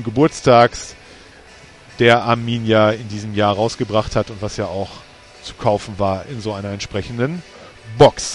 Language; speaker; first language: German; native; German